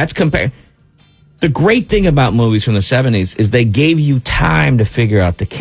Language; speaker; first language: English; native; English